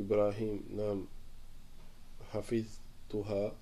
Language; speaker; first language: Arabic; non-native, learner; French